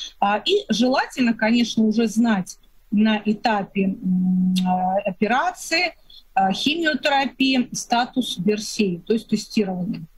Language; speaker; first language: Russian; native; Russian